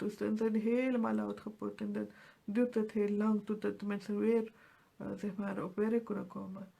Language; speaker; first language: Dutch; non-native, fluent; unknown